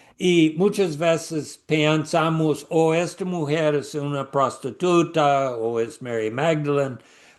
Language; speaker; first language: Spanish; non-native, learner; English